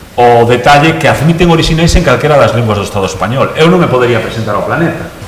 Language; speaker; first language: Galician; non-native, local second language; Spanish